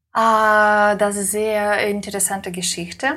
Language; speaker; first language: German; non-native, learner; Ukrainian